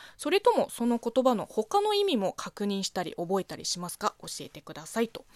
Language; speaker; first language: Japanese; non-native, fluent; Chinese